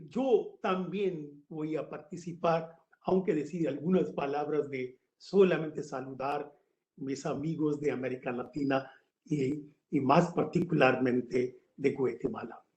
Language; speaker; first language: Spanish; non-native, fluent; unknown